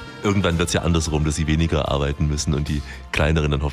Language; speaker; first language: German; native; German